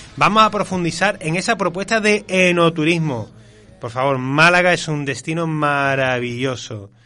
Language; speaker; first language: Spanish; native; Spanish